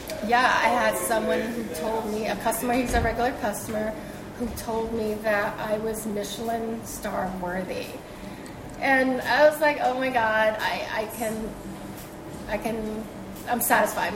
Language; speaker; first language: English; early bilingual, other home language; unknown